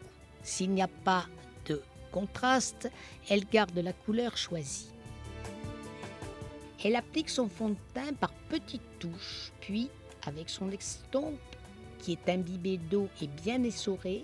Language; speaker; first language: French; native; French